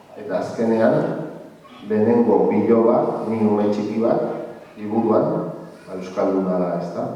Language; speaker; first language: Basque; non-native, local second language; Spanish